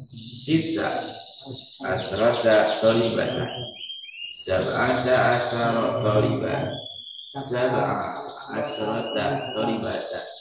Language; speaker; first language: Arabic; non-native, learner; Indonesian